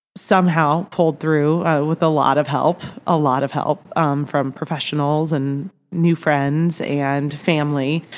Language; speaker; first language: English; native; English